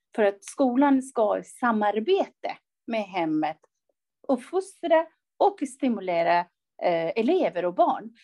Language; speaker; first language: Swedish; non-native, fluent; Persian